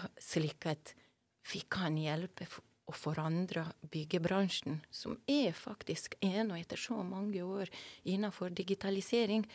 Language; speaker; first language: Norwegian; non-native, fluent; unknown